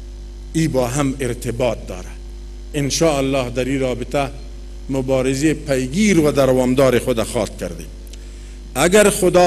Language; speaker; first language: Persian; non-native, local second language; Pashto